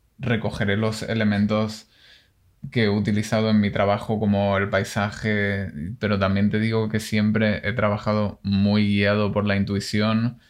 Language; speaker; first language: Spanish; non-native, fluent; Hebrew